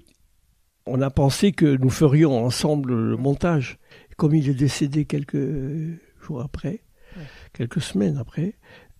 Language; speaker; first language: French; native; French